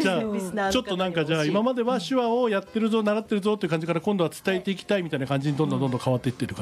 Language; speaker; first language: Japanese; native; Japanese